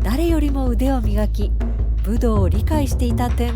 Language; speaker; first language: Japanese; native; Japanese